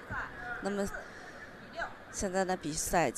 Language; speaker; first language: Chinese; native; Chinese